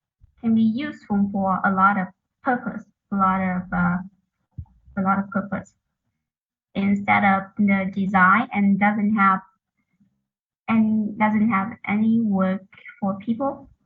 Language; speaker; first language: English; non-native, learner; Vietnamese